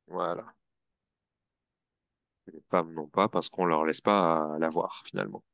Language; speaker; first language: French; native; French